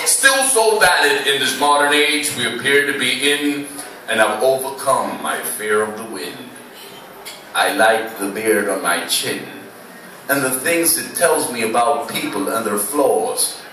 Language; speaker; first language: English; non-native, fluent; Swedish